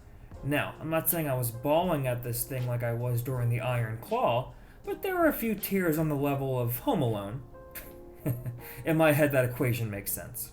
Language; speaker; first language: English; native; English